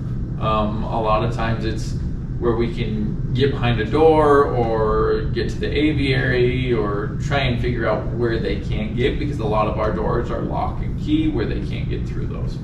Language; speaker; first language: English; native; English